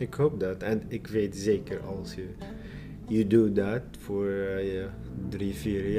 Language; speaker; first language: Dutch; non-native, learner; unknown